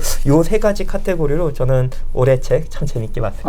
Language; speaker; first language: Korean; native; Korean